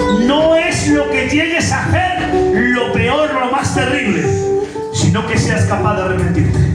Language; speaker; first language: Spanish; native; Spanish